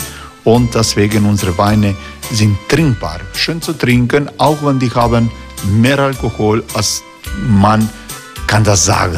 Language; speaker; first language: German; non-native, learner; Croatian